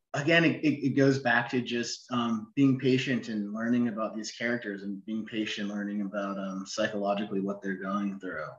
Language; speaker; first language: English; native; English